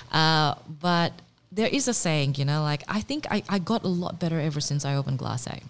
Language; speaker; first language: English; non-native, fluent; Indonesian